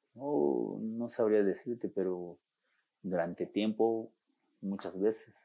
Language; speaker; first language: Spanish; non-native, fluent; Japanese